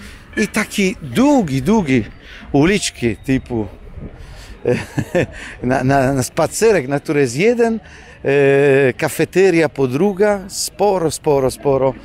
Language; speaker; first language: Polish; non-native, fluent; Italian